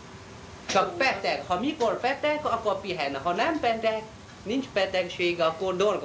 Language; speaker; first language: Hungarian; non-native, learner; Chinese